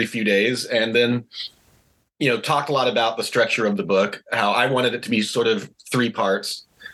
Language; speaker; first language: English; native; English